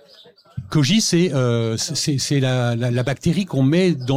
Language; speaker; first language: French; native; French